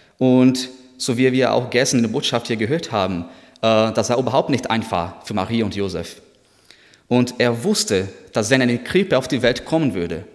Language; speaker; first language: German; non-native, fluent; Portuguese